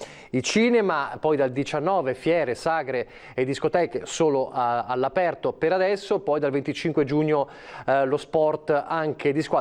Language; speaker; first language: Italian; native; Italian